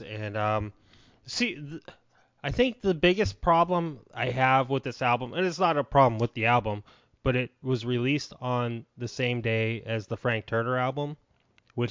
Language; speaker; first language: English; native; English